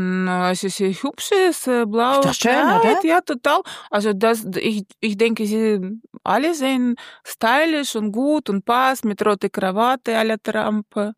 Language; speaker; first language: German; non-native, fluent; Russian